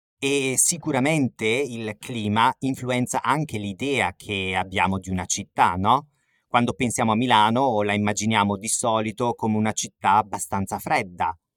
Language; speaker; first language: Italian; native; Italian